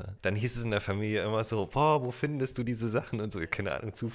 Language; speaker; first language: German; native; German